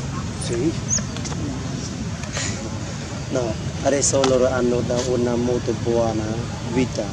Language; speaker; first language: Italian; non-native, learner; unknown